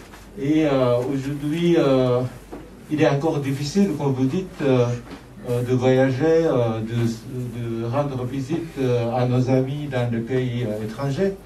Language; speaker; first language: French; non-native, fluent; Japanese